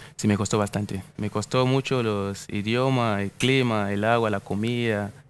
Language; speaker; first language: Spanish; non-native, fluent; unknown